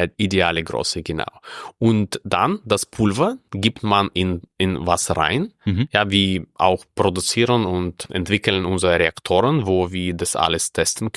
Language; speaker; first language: German; non-native, fluent; Russian